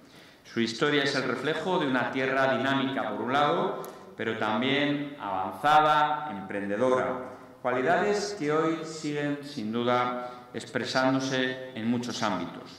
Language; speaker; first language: Spanish; native; Spanish